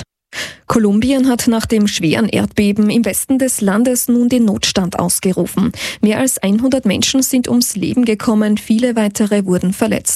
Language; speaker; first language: German; native; German